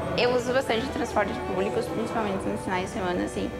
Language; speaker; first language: Portuguese; native; Portuguese